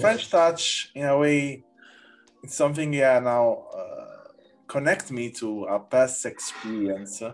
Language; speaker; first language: English; non-native, learner; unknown